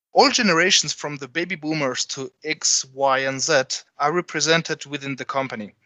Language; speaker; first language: English; non-native, fluent; French